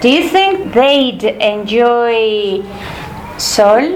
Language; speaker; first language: English; non-native, fluent; Spanish